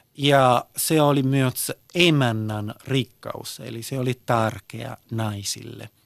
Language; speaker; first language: Finnish; early bilingual, heritage; Italian